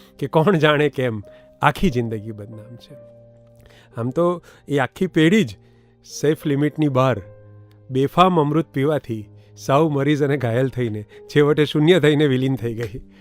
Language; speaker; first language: Gujarati; native; Gujarati